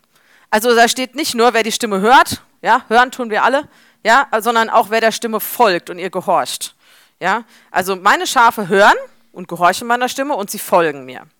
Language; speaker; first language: German; native; German